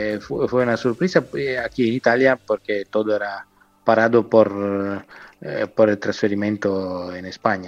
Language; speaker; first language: Spanish; non-native, fluent; Italian